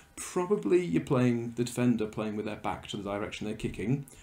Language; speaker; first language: English; native; English